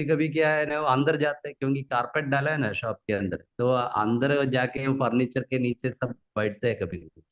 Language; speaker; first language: Hindi; non-native, local second language; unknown